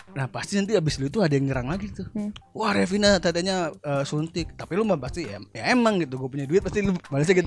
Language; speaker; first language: Indonesian; native; Indonesian